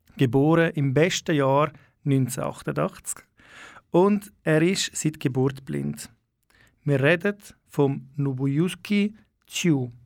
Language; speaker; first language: German; native; German